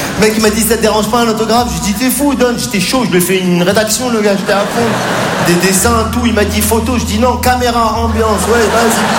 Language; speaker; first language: French; native; French